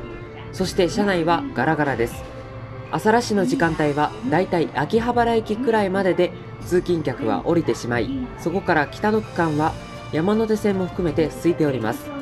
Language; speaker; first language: Japanese; native; Japanese